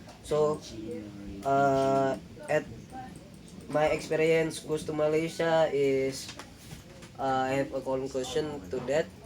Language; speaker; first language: English; non-native, learner; Indonesian